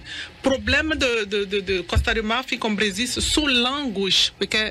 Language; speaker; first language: Portuguese; non-native, learner; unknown